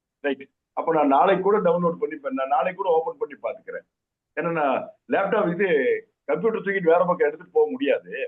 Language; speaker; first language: Tamil; native; Tamil